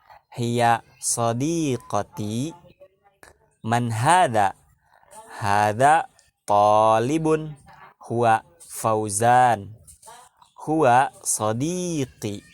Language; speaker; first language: Arabic; non-native, learner; Indonesian